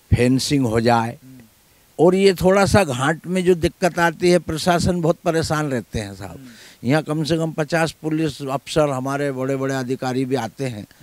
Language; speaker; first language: Hindi; native; Hindi